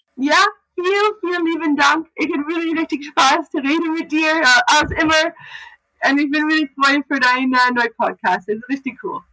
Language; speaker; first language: German; non-native, learner; English